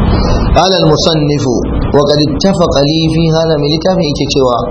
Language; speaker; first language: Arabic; non-native, fluent; Hausa